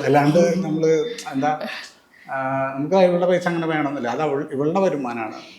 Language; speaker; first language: Malayalam; native; Malayalam